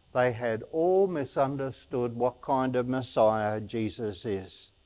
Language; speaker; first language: English; native; English